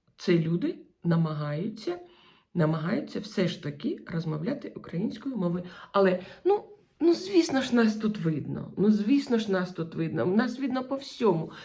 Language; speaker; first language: Ukrainian; non-native, local second language; Russian